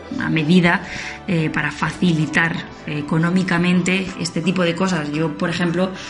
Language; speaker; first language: Spanish; native; Spanish